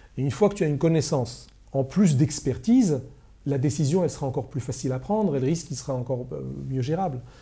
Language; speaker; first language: French; non-native, local second language; Arabic